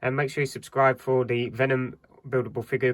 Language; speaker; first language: English; native; English